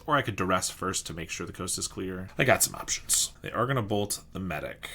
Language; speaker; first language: English; native; English